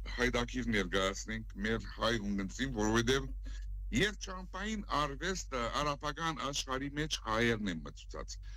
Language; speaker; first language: Armenian; native; Armenian